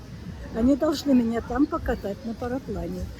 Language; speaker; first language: Russian; native; Russian